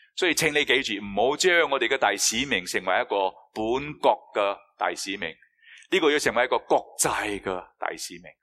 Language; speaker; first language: Cantonese; non-native, fluent; Chinese